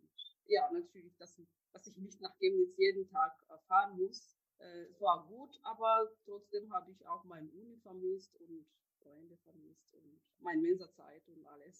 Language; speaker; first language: German; non-native, fluent; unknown